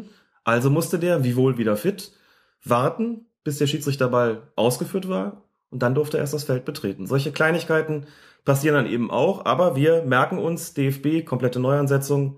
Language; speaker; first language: German; native; German